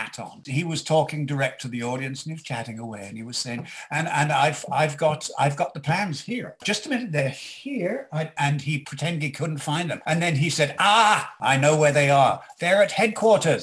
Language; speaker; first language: English; native; English